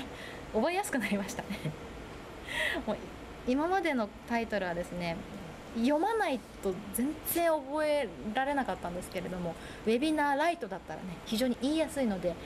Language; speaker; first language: Japanese; native; Japanese